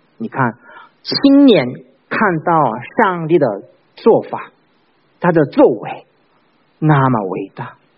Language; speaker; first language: Chinese; non-native, fluent; Korean